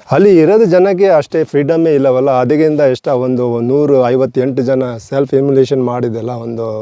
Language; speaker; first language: Kannada; non-native, local second language; Tibetan